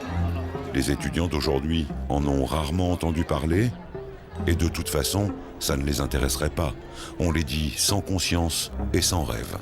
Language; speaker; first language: French; native; French